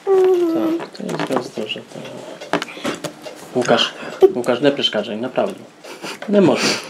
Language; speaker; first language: Polish; non-native, local second language; Rusyn